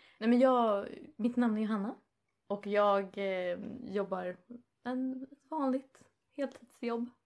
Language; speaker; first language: Swedish; native; Swedish